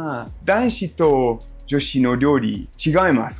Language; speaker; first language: Japanese; non-native, learner; English